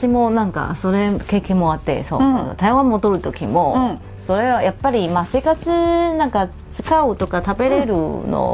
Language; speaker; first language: Japanese; non-native, fluent; Chinese